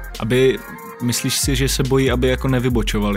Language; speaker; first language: Czech; native; Czech